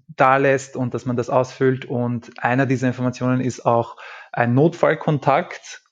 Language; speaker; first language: German; native; German